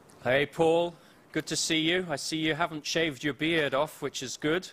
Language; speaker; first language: English; native; English